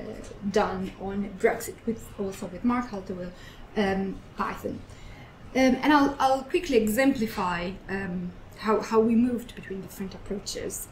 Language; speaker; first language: English; non-native, fluent; Italian